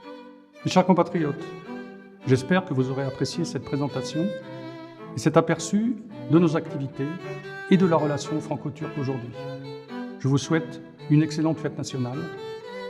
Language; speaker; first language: French; native; French